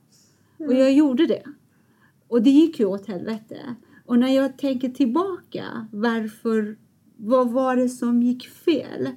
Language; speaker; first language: Swedish; non-native, fluent; Persian